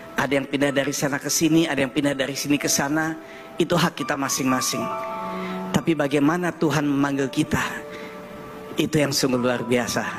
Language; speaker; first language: Indonesian; early bilingual, heritage; German